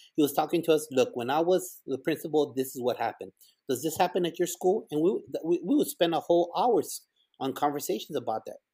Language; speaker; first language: English; early bilingual, other home language; Spanish